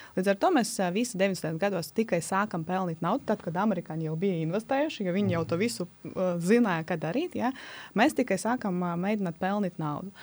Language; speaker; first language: Latvian; non-native, local second language; Russian